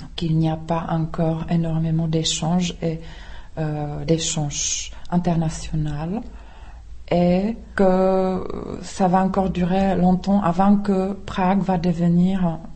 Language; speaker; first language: French; non-native, fluent; Czech